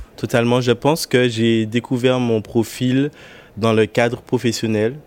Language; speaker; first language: French; native; French